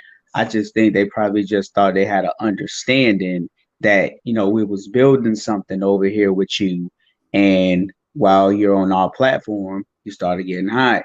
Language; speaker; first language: English; native; English